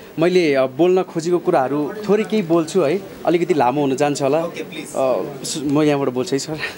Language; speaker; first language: Nepali; native; Nepali